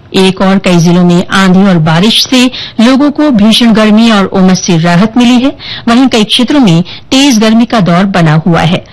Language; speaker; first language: Hindi; native; Hindi